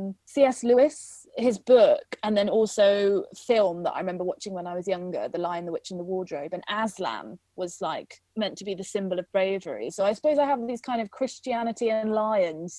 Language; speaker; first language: English; native; English